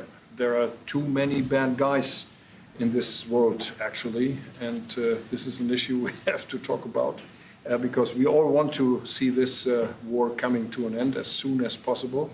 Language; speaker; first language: English; non-native, fluent; German